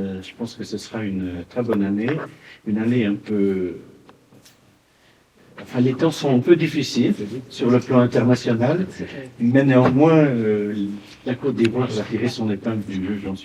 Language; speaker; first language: French; non-native, fluent; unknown